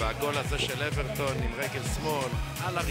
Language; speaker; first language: Hebrew; native; Hebrew